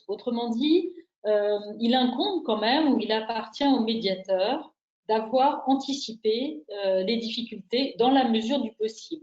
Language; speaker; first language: French; native; French